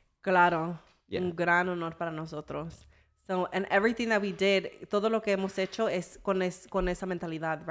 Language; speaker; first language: Spanish; early bilingual, heritage; English